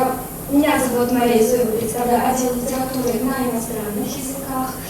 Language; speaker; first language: Russian; native; Russian